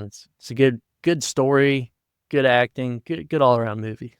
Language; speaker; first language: English; native; English